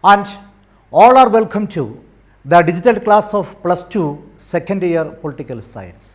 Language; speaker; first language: English; non-native, local second language; Malayalam